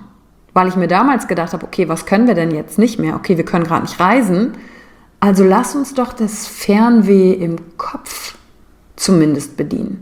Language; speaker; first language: German; native; German